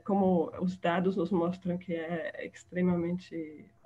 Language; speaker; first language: Portuguese; non-native, fluent; German